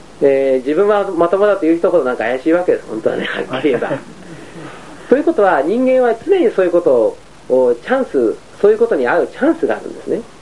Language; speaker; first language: Japanese; native; Japanese